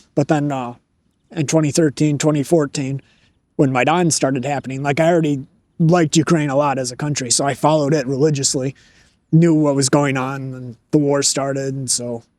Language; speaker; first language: English; native; English